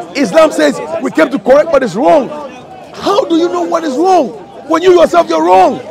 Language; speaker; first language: English; non-native, local second language; Ga